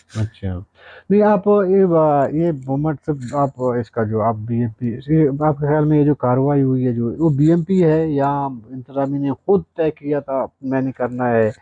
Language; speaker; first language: Urdu; non-native, local second language; Baluchi